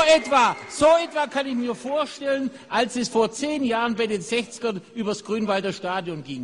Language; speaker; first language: German; native; German